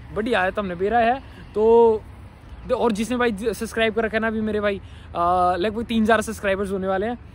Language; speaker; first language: Hindi; native; Hindi